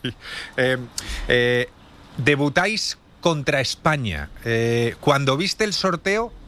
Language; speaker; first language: Spanish; native; Spanish